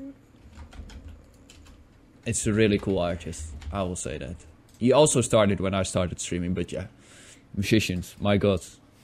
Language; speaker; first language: English; non-native, fluent; Dutch